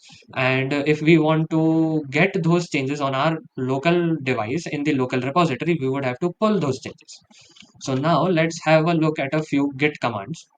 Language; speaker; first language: English; non-native, local second language; Hindi